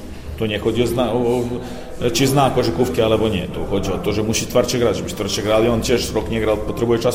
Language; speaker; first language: Polish; non-native, learner; Serbian